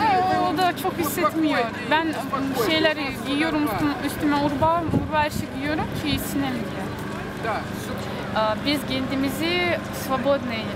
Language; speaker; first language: Turkish; early bilingual, heritage; Turkish